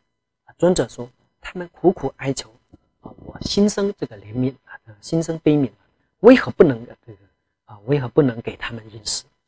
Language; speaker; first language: Chinese; non-native, local second language; Tibetan